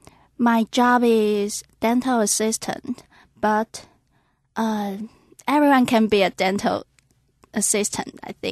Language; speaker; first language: English; non-native, learner; Chinese